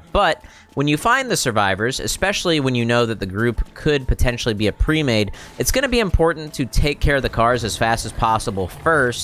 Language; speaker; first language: English; native; English